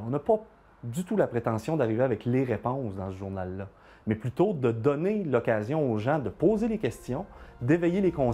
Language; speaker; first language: French; native; French